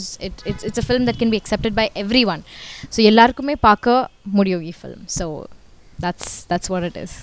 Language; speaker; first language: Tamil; non-native, learner; Malayalam